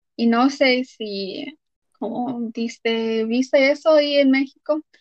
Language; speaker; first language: Spanish; non-native, fluent; English